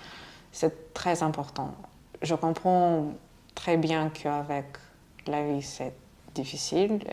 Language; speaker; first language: French; non-native, fluent; Russian